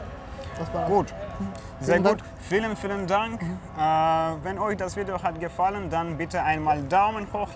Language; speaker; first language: German; non-native, fluent; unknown